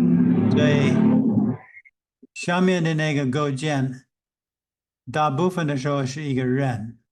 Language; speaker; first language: Chinese; non-native, fluent; English